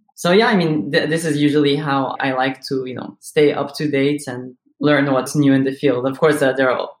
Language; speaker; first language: English; non-native, fluent; Arabic